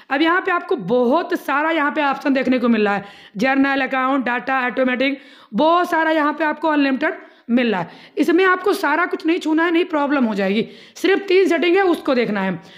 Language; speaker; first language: Hindi; native; Hindi